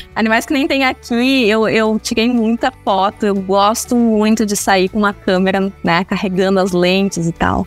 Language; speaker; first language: Portuguese; native; Portuguese